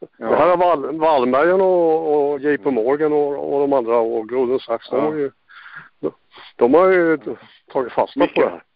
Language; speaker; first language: Swedish; native; Swedish